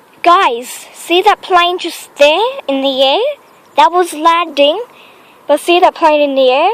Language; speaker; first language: English; native; English